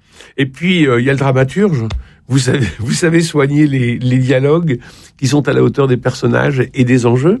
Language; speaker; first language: French; native; French